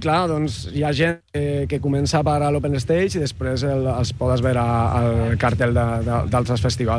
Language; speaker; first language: Catalan; non-native, local second language; Spanish